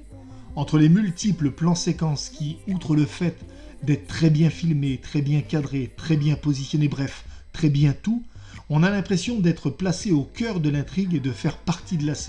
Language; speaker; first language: French; native; French